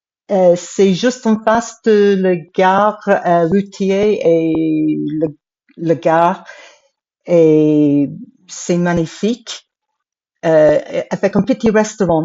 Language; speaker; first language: French; non-native, fluent; English